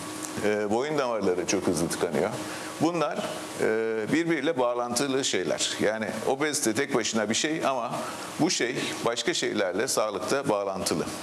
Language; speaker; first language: Turkish; native; Turkish